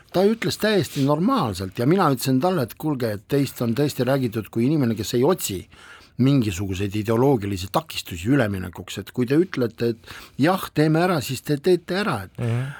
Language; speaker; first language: Estonian; non-native, local second language; Russian